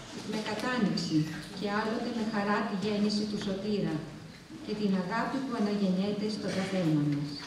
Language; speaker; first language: Greek; native; Greek